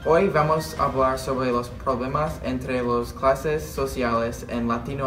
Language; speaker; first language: Spanish; non-native, learner; English